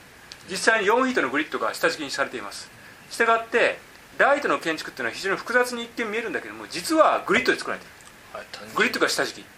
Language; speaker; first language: Japanese; native; Japanese